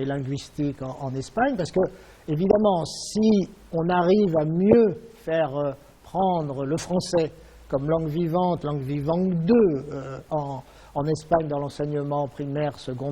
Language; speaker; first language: French; native; French